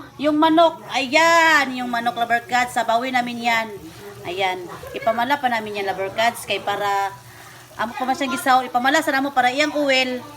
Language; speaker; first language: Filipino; non-native, local second language; Cebuano